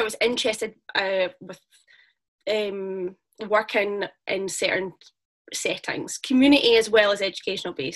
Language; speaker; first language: English; native; English